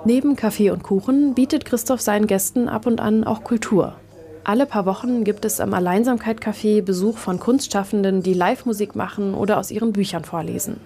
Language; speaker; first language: German; native; German